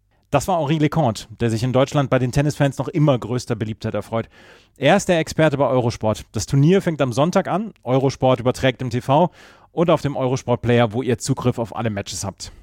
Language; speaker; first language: German; native; German